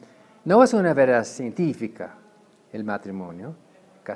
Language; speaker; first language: Spanish; non-native, fluent; English